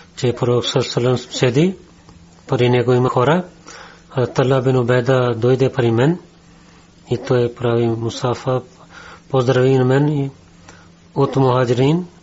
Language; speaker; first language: Bulgarian; non-native, learner; Urdu